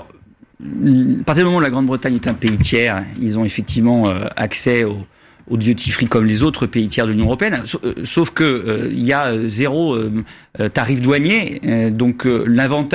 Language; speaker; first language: French; native; French